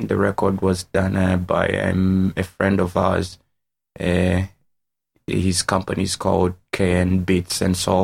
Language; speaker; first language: English; non-native, local second language; Ganda